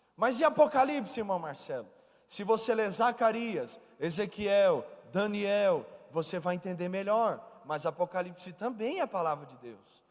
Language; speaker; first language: Portuguese; native; Portuguese